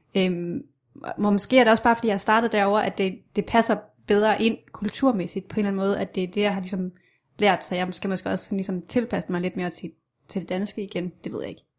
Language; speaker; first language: Danish; native; Danish